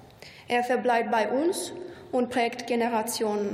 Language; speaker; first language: German; non-native, fluent; Romanian